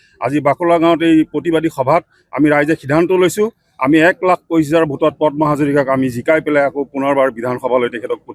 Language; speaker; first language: Assamese; native; Assamese